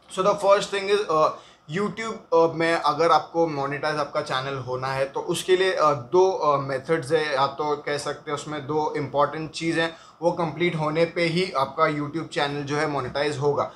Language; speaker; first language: Hindi; non-native, local second language; Marathi